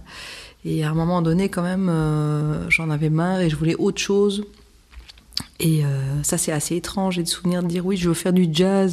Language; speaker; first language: French; native; French